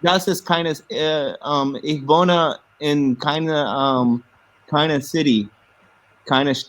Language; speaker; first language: German; non-native, learner; English